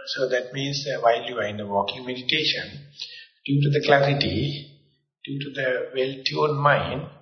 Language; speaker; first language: English; non-native, local second language; Sinhala